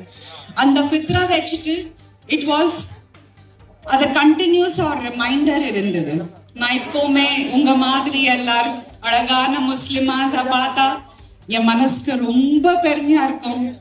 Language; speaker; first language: Tamil; non-native, fluent; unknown